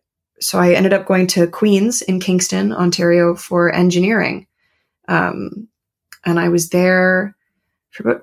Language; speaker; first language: English; native; English